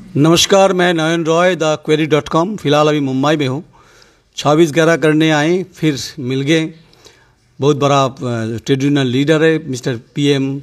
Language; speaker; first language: Hindi; non-native, local second language; Bangla